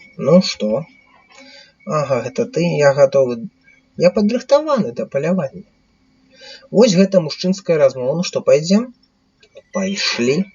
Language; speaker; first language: Belarusian; non-native, local second language; Russian